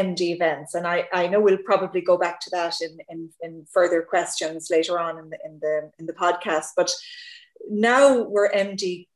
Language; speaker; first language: English; native; English